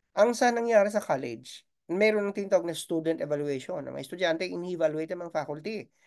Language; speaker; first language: Filipino; non-native, local second language; Bikol